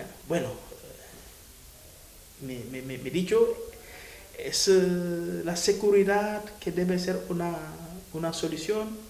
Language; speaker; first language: Spanish; non-native, fluent; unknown